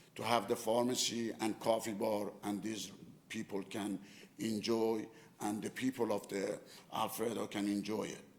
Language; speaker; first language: English; non-native, fluent; Persian